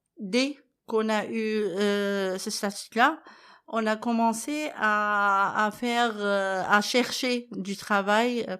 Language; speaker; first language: French; non-native, fluent; Arabic